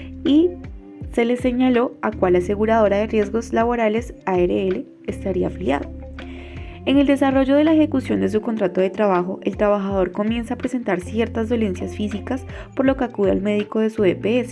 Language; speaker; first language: Spanish; native; Spanish